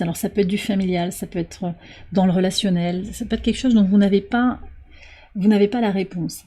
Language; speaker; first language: French; native; French